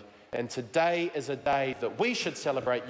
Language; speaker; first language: English; native; English